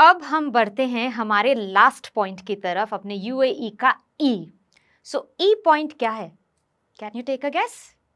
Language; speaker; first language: Hindi; non-native, local second language; Bhojpuri